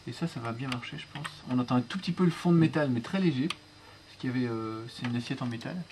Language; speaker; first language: French; native; French